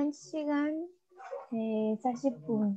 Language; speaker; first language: Korean; non-native, learner; Spanish